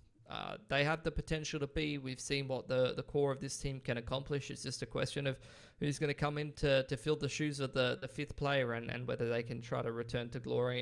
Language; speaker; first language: English; native; English